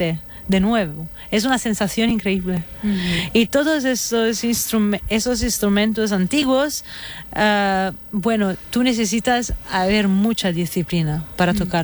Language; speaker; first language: Spanish; non-native, fluent; Italian